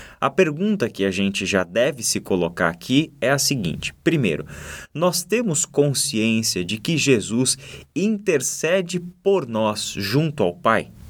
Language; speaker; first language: Portuguese; native; Portuguese